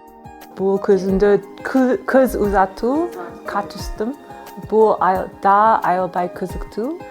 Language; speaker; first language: Kyrgyz; non-native, learner; English